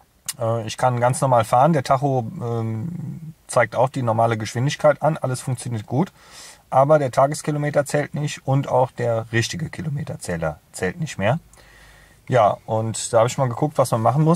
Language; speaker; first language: German; native; German